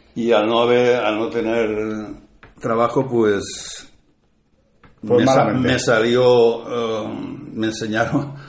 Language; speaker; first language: Spanish; native; Spanish